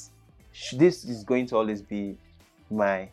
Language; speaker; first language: English; native; English